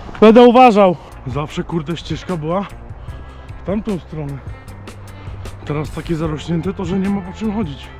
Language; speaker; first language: Polish; native; Polish